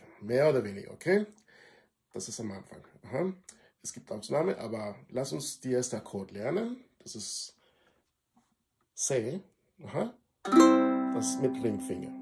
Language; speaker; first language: German; non-native, fluent; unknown